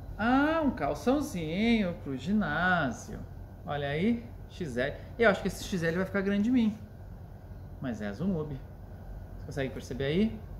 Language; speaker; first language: Portuguese; native; Portuguese